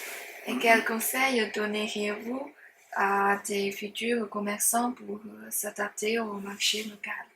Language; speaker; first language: French; non-native, learner; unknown